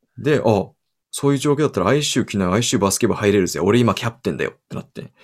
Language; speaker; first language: Japanese; early bilingual, heritage; Japanese